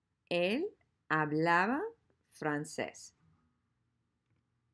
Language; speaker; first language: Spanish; non-native, fluent; English